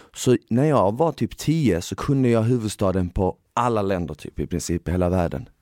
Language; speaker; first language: Swedish; native; Swedish